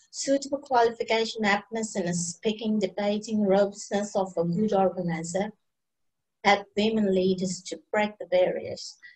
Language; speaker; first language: English; non-native, local second language; Bangla